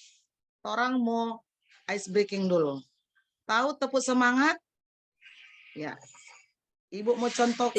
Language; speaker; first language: Indonesian; native; Indonesian